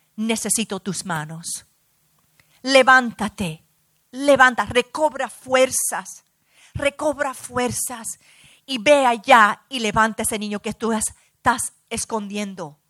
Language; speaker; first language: Spanish; early bilingual, heritage; Spanish